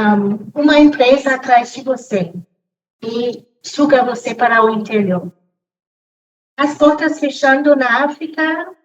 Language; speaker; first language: Portuguese; non-native, fluent; English